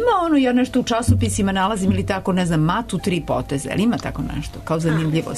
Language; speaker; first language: Serbian; native; Serbian